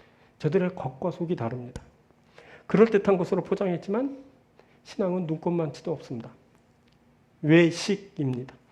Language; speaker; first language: Korean; native; Korean